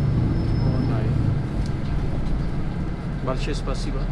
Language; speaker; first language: Russian; non-native, learner; Urdu